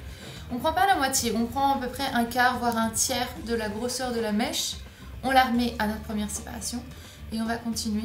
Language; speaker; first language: French; native; French